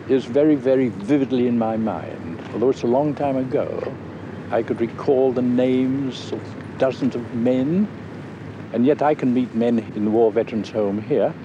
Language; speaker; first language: English; native; English